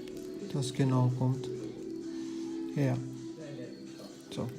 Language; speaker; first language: German; non-native, learner; Urdu